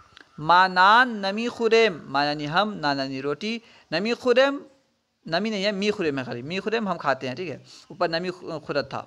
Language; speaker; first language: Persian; non-native, fluent; Urdu